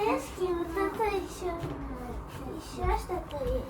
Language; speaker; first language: Russian; early bilingual, other home language; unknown